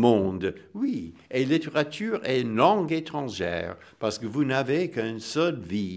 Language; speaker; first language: French; non-native, fluent; English